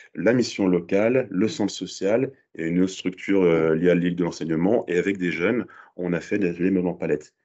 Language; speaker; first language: French; native; French